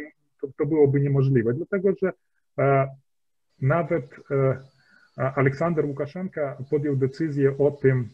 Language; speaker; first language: Polish; early bilingual, heritage; Polish